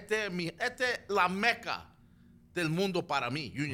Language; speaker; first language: Spanish; early bilingual, other home language; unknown